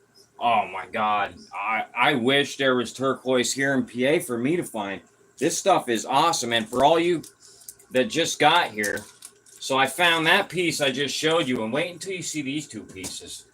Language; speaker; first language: English; native; English